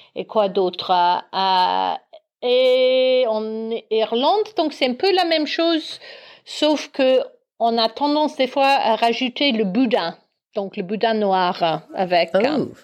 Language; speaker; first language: French; non-native, fluent; English